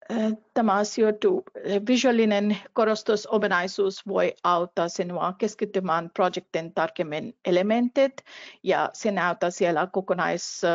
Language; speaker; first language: Finnish; non-native, fluent; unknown